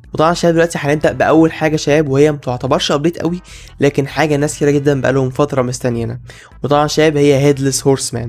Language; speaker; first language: Arabic; native; Arabic